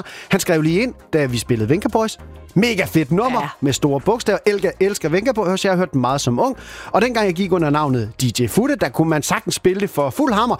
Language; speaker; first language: Danish; native; Danish